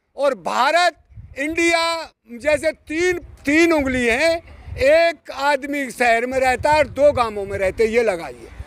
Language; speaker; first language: Hindi; native; Hindi